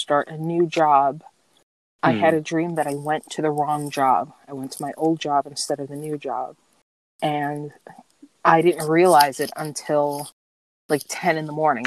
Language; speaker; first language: English; native; English